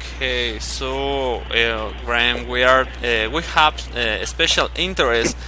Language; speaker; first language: English; non-native, learner; Spanish